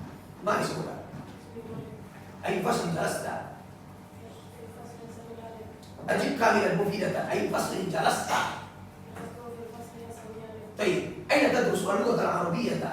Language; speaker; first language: Arabic; non-native, learner; Indonesian